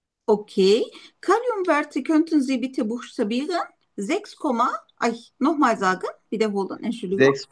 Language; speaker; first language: German; non-native, learner; Turkish